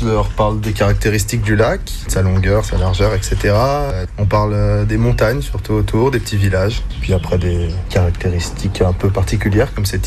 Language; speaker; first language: French; native; French